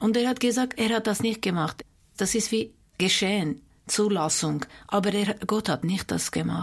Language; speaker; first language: German; non-native, fluent; Armenian